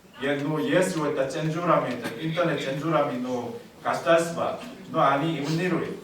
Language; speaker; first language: Russian; non-native, learner; Korean